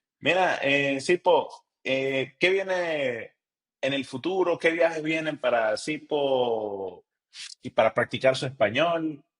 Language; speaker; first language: Spanish; native; Spanish